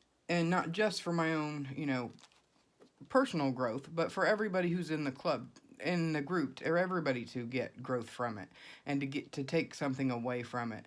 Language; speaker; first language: English; native; English